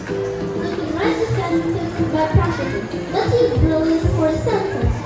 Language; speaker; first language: English; non-native, learner; Indonesian